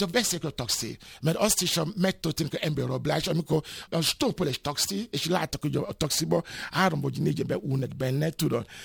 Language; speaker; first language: Hungarian; non-native, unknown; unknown